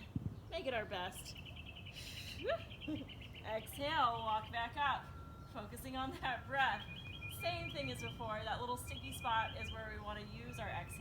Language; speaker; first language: English; native; English